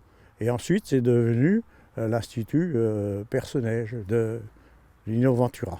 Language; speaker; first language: French; native; French